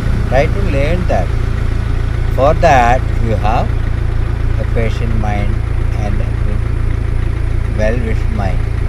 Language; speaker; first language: English; non-native, local second language; Malayalam